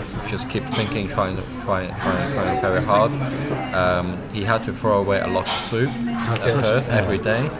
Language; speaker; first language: English; non-native, local second language; Cantonese